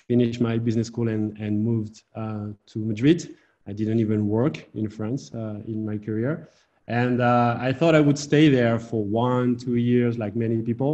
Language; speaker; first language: English; non-native, fluent; French